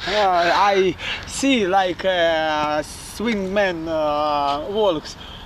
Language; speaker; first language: English; non-native, learner; Russian